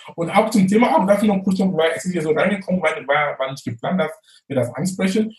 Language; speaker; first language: German; non-native, fluent; English